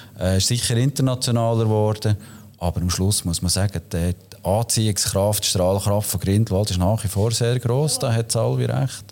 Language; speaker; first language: German; native; German